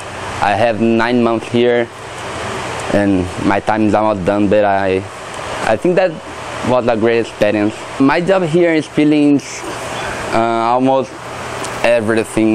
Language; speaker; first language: English; non-native, learner; Portuguese